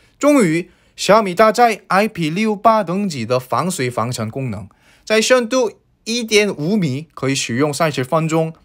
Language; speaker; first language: Chinese; non-native, fluent; Korean